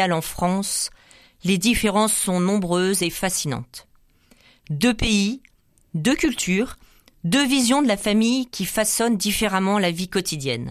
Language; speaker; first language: French; native; French